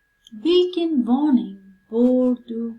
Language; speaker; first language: Swedish; non-native, fluent; Persian